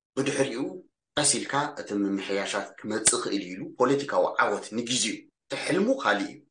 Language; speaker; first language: Tigrinya; early bilingual, heritage; Tigrinya